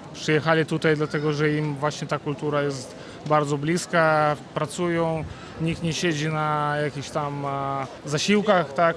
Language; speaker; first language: Polish; non-native, fluent; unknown